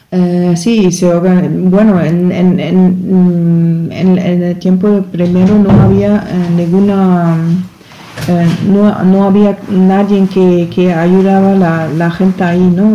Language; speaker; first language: Spanish; non-native, learner; German